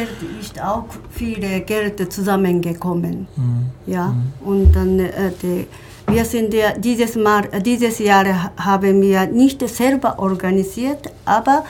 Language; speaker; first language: German; non-native, learner; Japanese